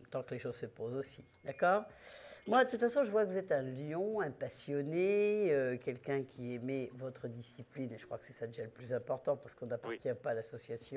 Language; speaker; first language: French; native; French